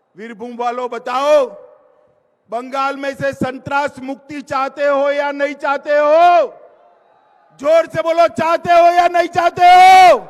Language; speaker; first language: Hindi; non-native, local second language; Gujarati